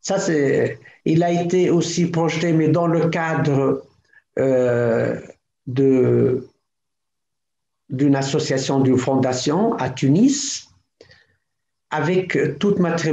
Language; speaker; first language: French; non-native, local second language; Arabic